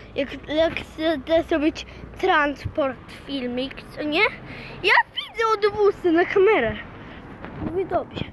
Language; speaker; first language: Polish; early bilingual, heritage; Polish